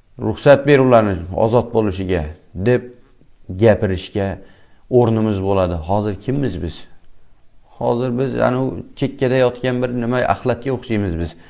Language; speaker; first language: Uzbek; native; Uzbek